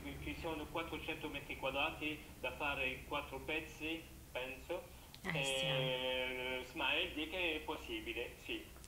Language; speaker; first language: Italian; non-native, learner; French